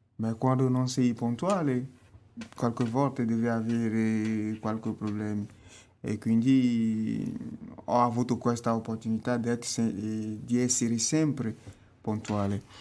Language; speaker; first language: Italian; non-native, learner; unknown